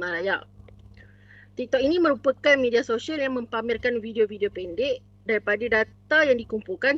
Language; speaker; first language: Malay; native; Malay